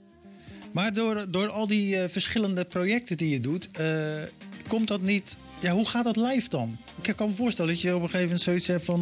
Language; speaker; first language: Dutch; native; Dutch